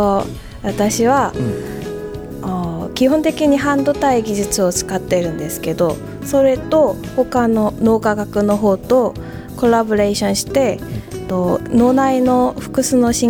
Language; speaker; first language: Japanese; non-native, fluent; Korean